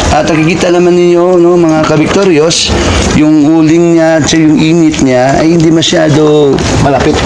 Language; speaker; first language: Filipino; native; Filipino